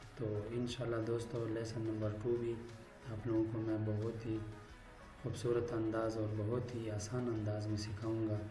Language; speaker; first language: Urdu; native; Urdu